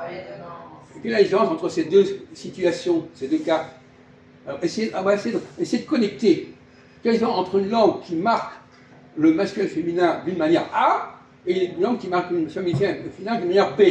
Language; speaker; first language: French; native; French